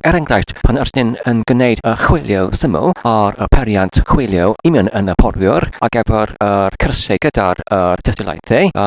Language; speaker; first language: Welsh; non-native, learner; English